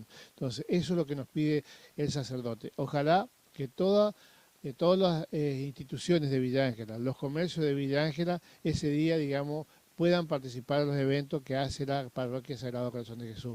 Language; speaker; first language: Spanish; native; Spanish